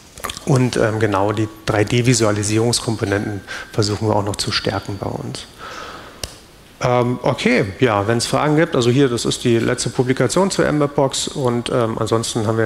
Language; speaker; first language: German; native; German